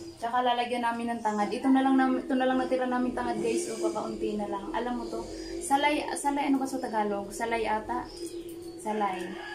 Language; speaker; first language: Filipino; non-native, local second language; Cebuano